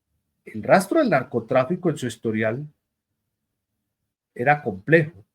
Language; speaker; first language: Spanish; native; Spanish